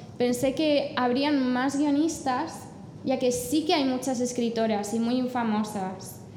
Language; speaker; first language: Spanish; non-native, fluent; English